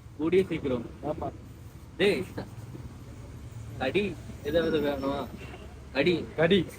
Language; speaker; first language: Tamil; non-native, learner; Malayalam